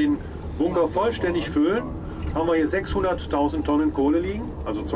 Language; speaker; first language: German; native; German